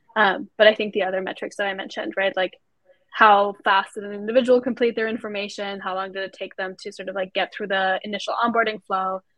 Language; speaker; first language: English; non-native, fluent; German